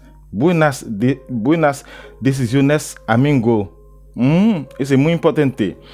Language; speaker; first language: Spanish; non-native, learner; Haitian Creole